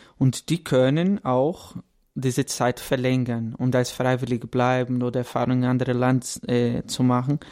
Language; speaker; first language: German; non-native, fluent; Portuguese